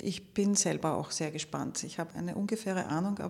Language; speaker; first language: German; native; German